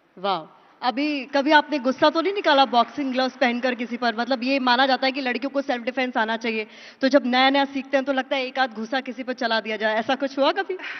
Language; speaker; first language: Hindi; native; Hindi